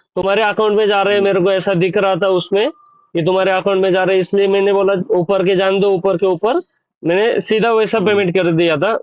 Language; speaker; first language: Hindi; non-native, local second language; Marathi